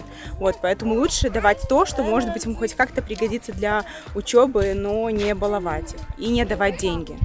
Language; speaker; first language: Russian; native; Russian